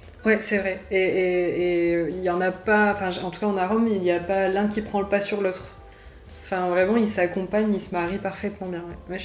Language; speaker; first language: French; native; French